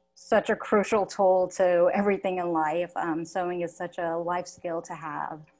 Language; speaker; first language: English; native; English